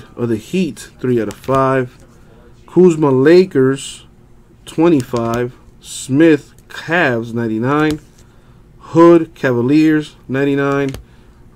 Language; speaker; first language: English; native; English